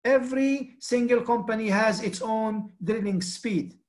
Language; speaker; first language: English; non-native, fluent; Arabic